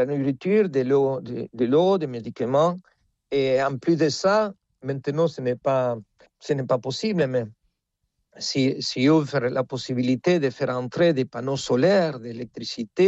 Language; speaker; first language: French; non-native, fluent; Spanish